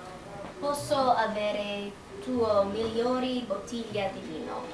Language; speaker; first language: Italian; non-native, learner; English